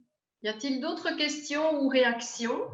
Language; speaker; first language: French; native; French